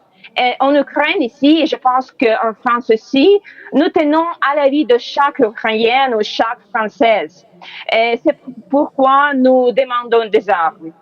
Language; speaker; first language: French; non-native, learner; Ukrainian